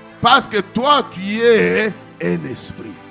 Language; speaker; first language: French; non-native, local second language; Lingala